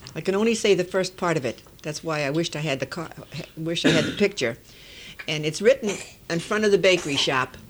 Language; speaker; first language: English; early bilingual, other home language; Dutch